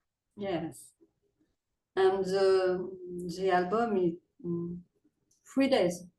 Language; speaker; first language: English; non-native, learner; French